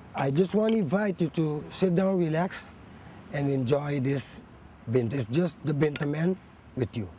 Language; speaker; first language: English; non-native, fluent; Papiamento